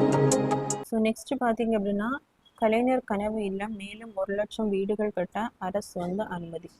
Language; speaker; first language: Tamil; native; Tamil